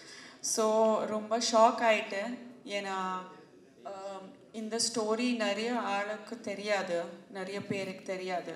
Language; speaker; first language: Tamil; non-native, fluent; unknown